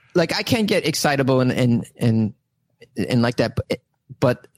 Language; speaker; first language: English; native; English